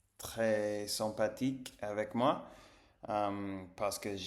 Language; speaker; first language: French; non-native, learner; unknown